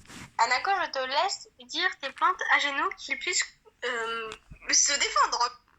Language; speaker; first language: French; native; French